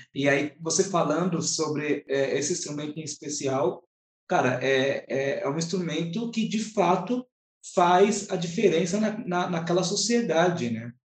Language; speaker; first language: Portuguese; native; Portuguese